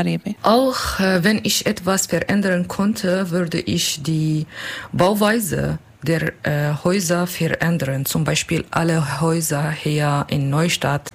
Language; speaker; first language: German; non-native, learner; Kurdish